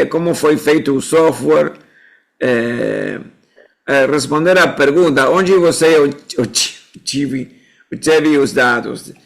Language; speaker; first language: Portuguese; non-native, fluent; Spanish